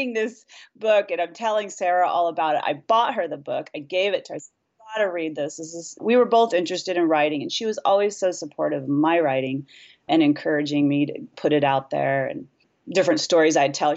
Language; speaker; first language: English; native; English